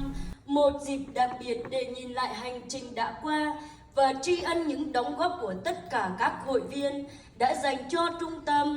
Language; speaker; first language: Vietnamese; native; Vietnamese